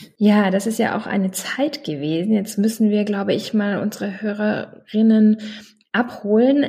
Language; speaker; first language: German; native; German